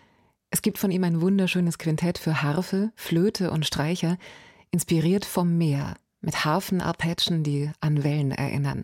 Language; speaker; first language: German; native; German